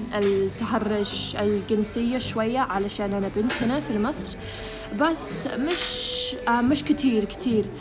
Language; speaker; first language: Arabic; non-native, learner; English